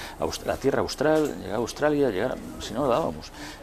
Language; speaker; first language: Spanish; native; Spanish